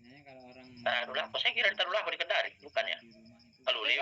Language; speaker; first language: Indonesian; native; Indonesian